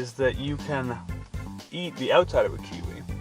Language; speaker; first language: English; native; English